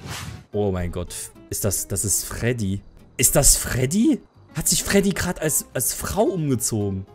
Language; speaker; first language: German; native; German